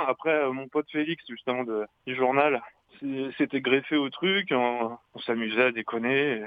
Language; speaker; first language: French; native; French